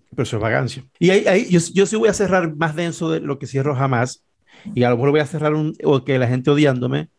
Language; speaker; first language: Spanish; native; Spanish